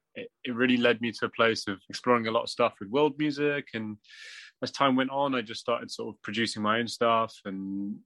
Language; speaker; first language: English; native; English